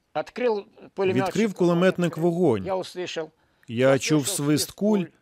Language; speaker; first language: Ukrainian; native; Ukrainian